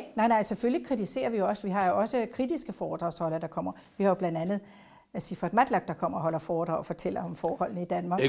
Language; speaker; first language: Danish; native; Danish